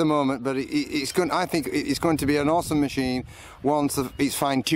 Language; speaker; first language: English; native; English